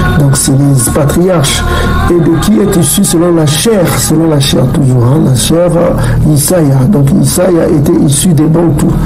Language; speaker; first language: French; non-native, local second language; Kongo